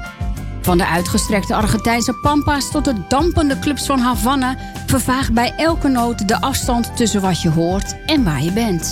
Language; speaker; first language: Dutch; native; Dutch